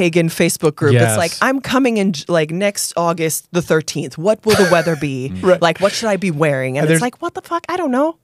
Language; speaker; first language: English; native; English